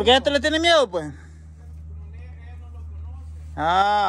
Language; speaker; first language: Spanish; native; Spanish